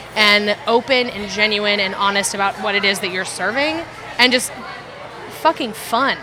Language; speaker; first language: English; native; English